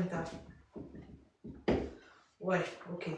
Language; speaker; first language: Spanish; non-native, learner; French